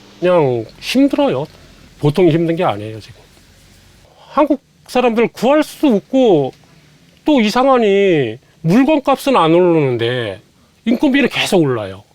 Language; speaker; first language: Korean; native; Korean